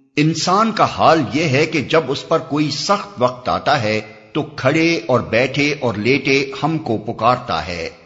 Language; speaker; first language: Urdu; native; Urdu